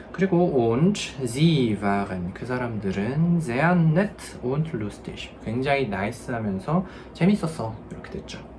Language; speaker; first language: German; non-native, fluent; Korean